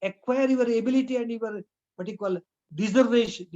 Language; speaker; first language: English; non-native, local second language; Kannada